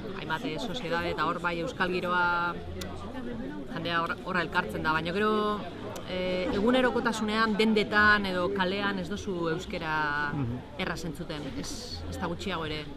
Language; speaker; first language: Basque; native; Basque